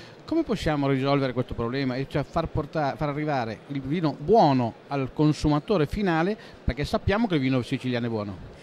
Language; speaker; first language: Italian; native; Italian